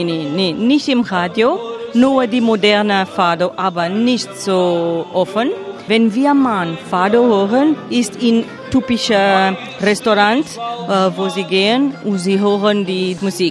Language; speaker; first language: German; non-native, learner; Portuguese